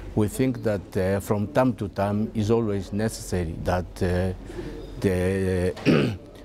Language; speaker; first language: English; non-native, fluent; Portuguese